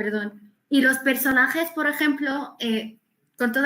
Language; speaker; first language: Spanish; non-native, fluent; Arabic